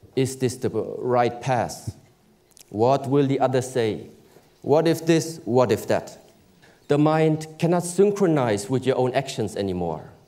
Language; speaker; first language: English; early bilingual, other home language; German